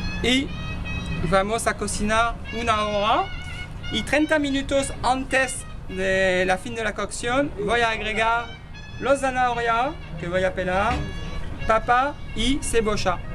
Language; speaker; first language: Spanish; non-native, learner; French